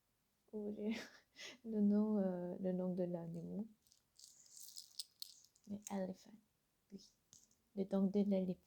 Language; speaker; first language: French; non-native, learner; Korean